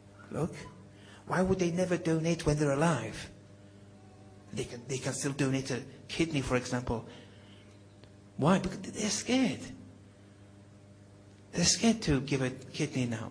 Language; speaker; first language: English; native; English